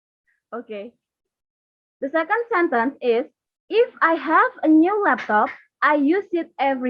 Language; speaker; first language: English; non-native, learner; Indonesian